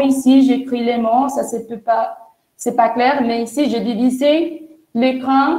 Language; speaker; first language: French; non-native, fluent; Spanish